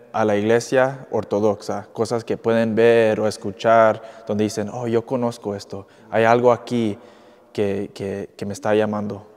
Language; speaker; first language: Spanish; early bilingual, heritage; English